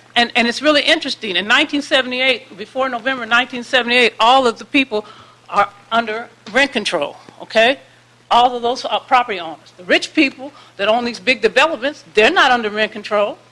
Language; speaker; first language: English; native; English